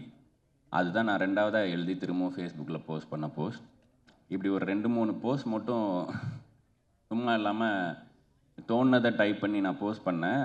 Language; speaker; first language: Tamil; native; Tamil